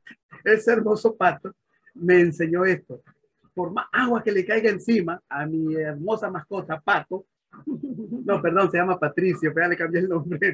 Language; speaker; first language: Spanish; native; Spanish